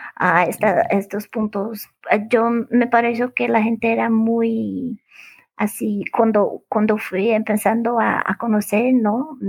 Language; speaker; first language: Spanish; non-native, fluent; Portuguese